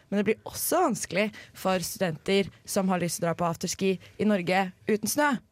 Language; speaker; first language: Norwegian; native; Norwegian